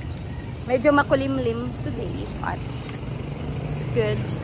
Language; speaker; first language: English; non-native, local second language; Filipino